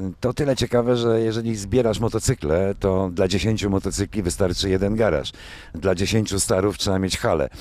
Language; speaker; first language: Polish; native; Polish